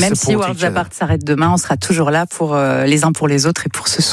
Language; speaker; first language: French; native; French